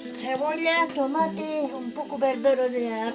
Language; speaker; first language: Spanish; non-native, local second language; Quechua